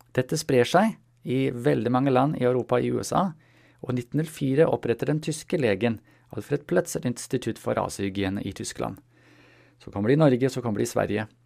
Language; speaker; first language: Norwegian; non-native, fluent; German